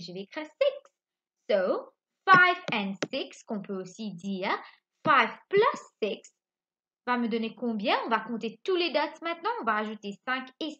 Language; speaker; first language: French; non-native, local second language; Morisyen